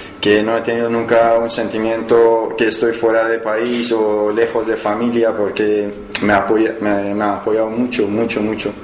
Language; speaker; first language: Spanish; non-native, learner; Persian